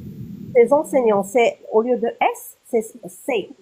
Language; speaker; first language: French; non-native, learner; Arabic